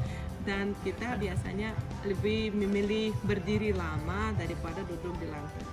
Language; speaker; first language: Indonesian; non-native, fluent; Russian